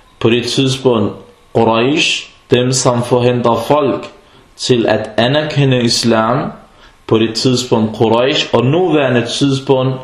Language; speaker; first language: Danish; early bilingual, other home language; Arabic